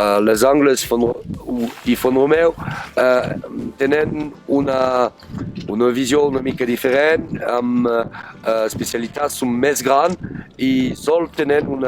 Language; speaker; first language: Catalan; non-native, fluent; French